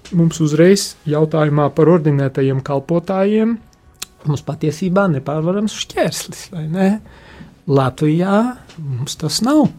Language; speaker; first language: Latvian; early bilingual, heritage; Latvian